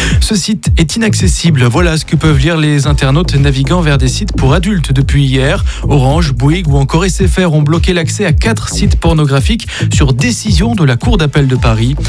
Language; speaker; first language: French; native; French